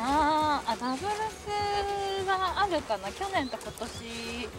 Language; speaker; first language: Japanese; native; Japanese